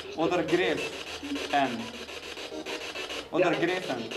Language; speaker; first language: German; non-native, learner; Slovenian